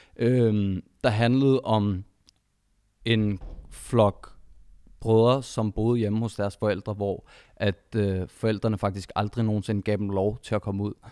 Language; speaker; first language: Danish; early bilingual, other home language; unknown